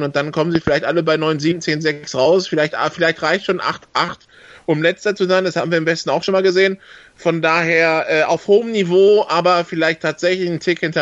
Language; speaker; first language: German; native; German